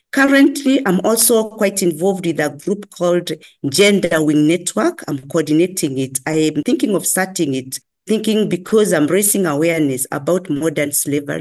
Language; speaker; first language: English; non-native, local second language; Kikuyu